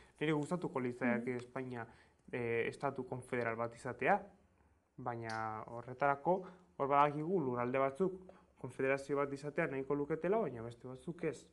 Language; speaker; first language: Basque; non-native, local second language; Spanish